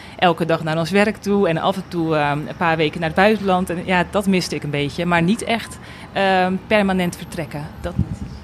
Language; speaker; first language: Dutch; native; Dutch